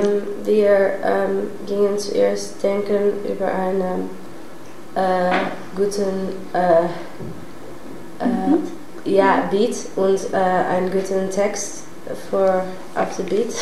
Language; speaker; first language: German; non-native, learner; Dutch